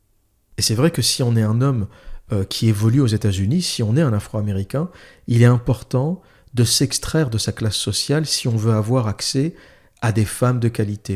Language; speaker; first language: French; native; French